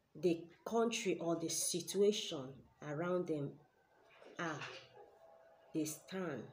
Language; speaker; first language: English; non-native, local second language; Igbo